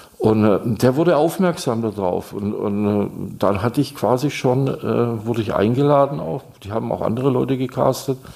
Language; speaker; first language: German; non-native, fluent; Czech